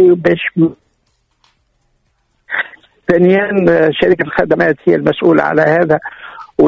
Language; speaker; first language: Arabic; native; Arabic